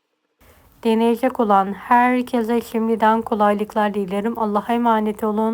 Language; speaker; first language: Turkish; native; Turkish